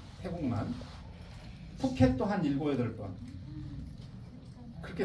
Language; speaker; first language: Korean; native; Korean